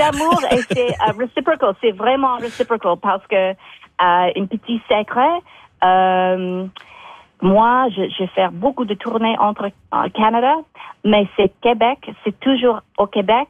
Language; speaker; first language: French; non-native, local second language; English